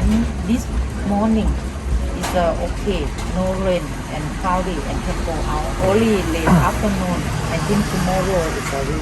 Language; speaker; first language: English; non-native, learner; Thai